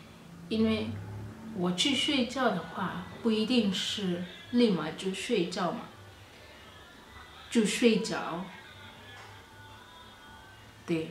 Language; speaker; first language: Chinese; non-native, fluent; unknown